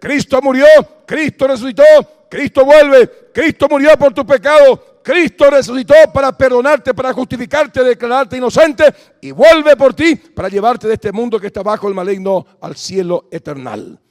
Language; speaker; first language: Spanish; native; Spanish